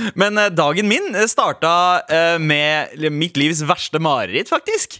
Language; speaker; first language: Norwegian; early bilingual, other home language; Punjabi